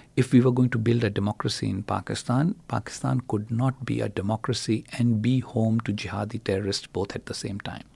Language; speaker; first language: English; non-native, local second language; Urdu